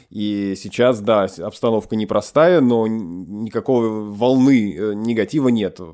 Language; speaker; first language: Russian; native; Russian